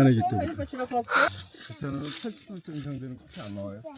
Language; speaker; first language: Korean; early bilingual, heritage; Korean